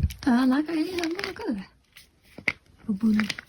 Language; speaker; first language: Finnish; non-native, learner; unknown